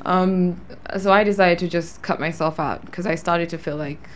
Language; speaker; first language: English; non-native, local second language; Ganda